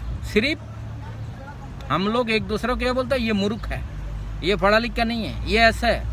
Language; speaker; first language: Hindi; non-native, local second language; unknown